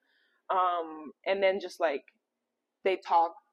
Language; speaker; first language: English; non-native, fluent; German